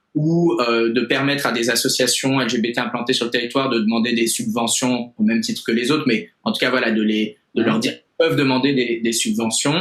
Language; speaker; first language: French; native; French